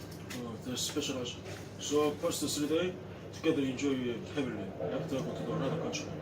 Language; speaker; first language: English; non-native, learner; Korean